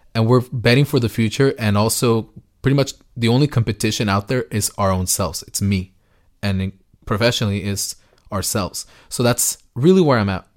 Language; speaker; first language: English; early bilingual, other home language; Spanish